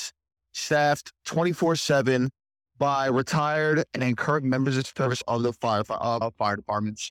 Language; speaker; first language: English; native; English